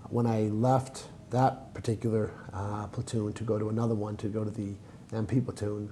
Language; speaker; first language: English; native; English